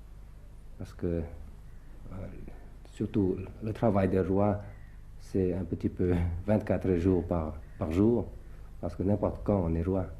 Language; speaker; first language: French; early bilingual, other home language; Thai